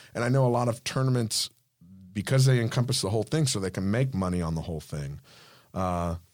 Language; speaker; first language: English; non-native, fluent; Spanish